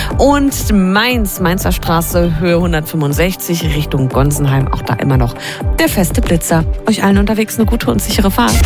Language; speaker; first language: German; native; German